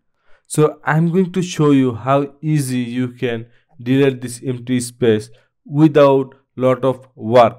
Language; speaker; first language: English; non-native, learner; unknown